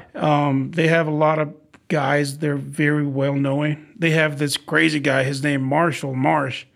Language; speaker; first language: English; non-native, fluent; Arabic